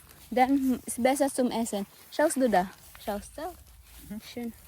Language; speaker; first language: German; non-native, learner; Filipino